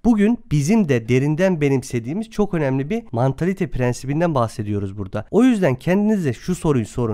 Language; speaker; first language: Turkish; native; Turkish